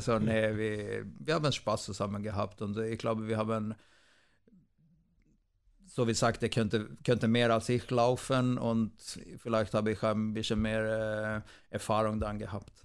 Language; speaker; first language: German; non-native, fluent; Swedish